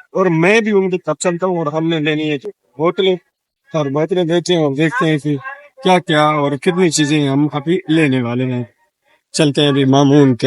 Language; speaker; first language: Urdu; non-native, local second language; Punjabi